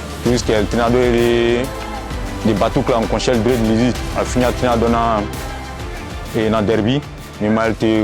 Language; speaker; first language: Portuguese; non-native, learner; French